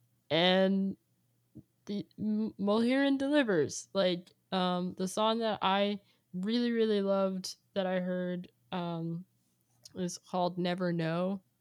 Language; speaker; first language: English; native; English